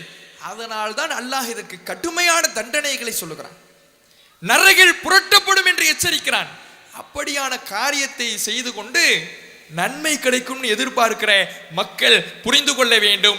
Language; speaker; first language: Tamil; native; Tamil